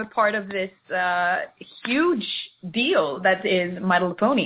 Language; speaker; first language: English; non-native, fluent; Swedish